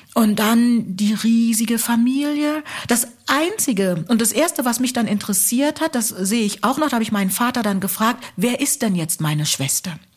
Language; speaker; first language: German; early bilingual, other home language; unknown